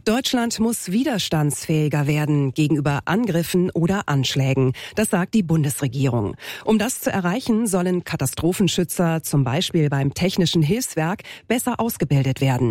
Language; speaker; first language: German; native; German